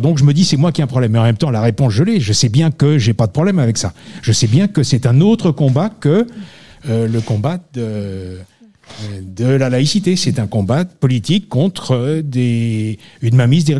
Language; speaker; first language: French; native; French